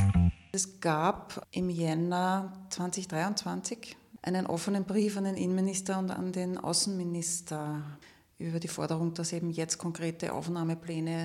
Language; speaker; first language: German; native; German